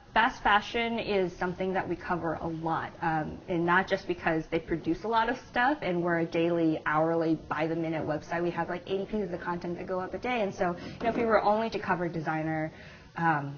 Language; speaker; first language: English; native; English